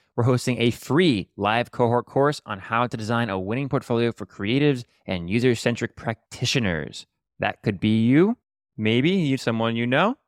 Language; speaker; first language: English; native; English